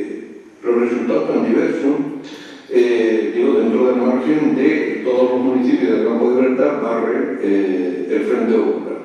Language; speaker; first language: Spanish; native; Spanish